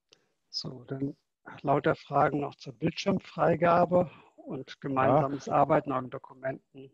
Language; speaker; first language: German; native; German